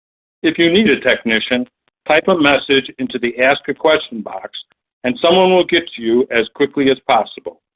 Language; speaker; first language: English; native; English